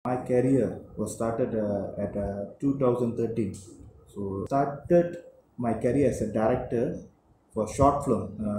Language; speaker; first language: English; non-native, local second language; Tamil